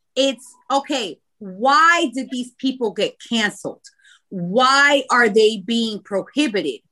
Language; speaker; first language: English; early bilingual, other home language; Spanish